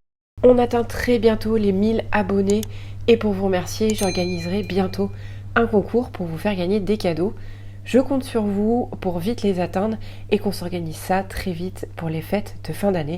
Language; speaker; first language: French; native; French